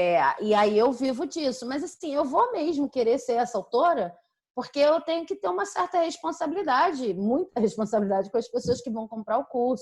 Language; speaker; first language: Portuguese; native; Portuguese